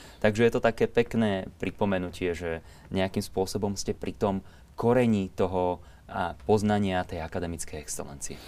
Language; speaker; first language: Slovak; native; Slovak